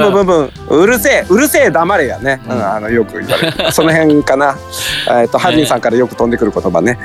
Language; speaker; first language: Japanese; native; Japanese